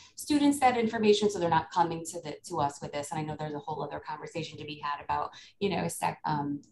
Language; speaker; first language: English; native; English